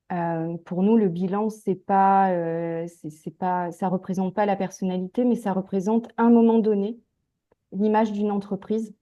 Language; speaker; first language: French; native; French